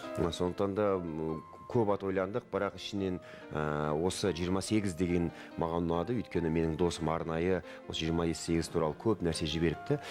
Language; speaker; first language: Kazakh; native; Kazakh